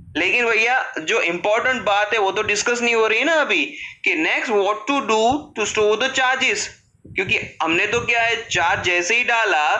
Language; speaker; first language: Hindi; non-native, local second language; Gujarati